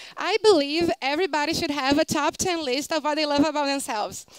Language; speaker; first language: English; non-native, fluent; Portuguese